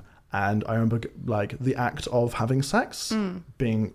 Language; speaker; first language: English; native; English